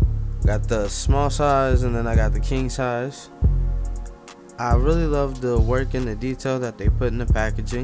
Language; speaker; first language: English; native; English